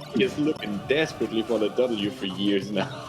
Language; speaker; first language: English; non-native, fluent; German